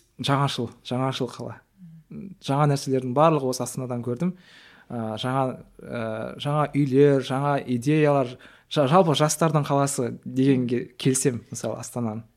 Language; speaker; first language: Kazakh; native; Kazakh